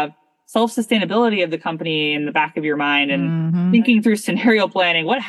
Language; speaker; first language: English; native; English